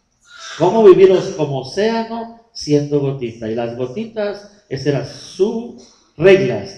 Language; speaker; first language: Spanish; native; Spanish